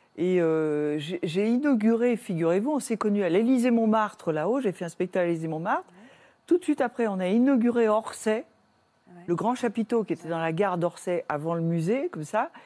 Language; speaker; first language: French; native; French